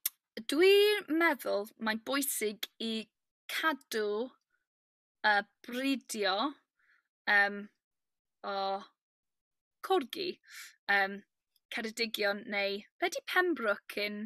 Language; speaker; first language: Welsh; non-native, learner; English